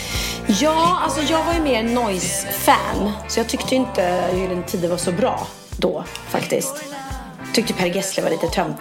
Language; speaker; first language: Swedish; native; Swedish